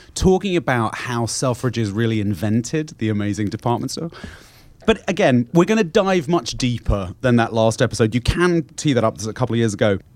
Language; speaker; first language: English; native; English